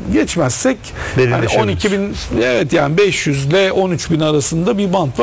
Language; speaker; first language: Turkish; native; Turkish